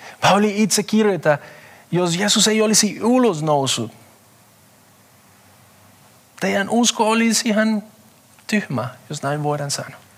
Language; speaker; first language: Finnish; non-native, fluent; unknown